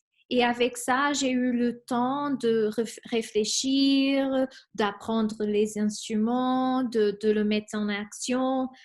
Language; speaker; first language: French; non-native, fluent; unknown